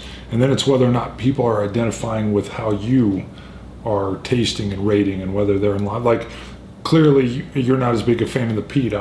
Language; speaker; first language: English; native; English